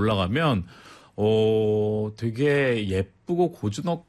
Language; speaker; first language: Korean; native; Korean